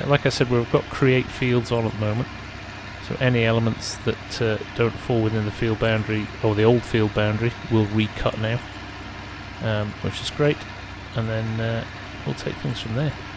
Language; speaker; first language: English; native; English